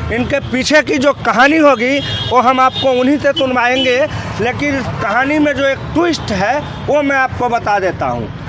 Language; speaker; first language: Hindi; native; Hindi